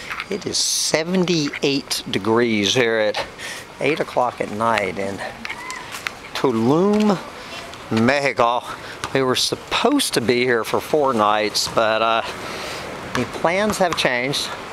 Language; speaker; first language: English; native; English